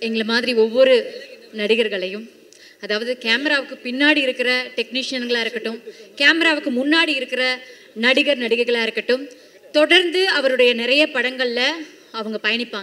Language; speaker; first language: Tamil; native; Tamil